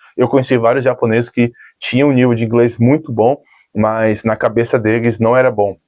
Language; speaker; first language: Portuguese; native; Portuguese